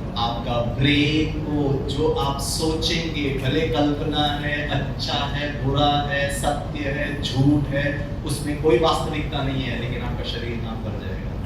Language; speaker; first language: Hindi; non-native, local second language; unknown